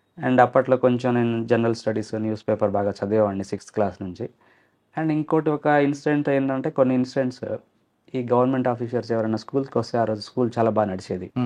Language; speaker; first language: Telugu; non-native, local second language; Lambadi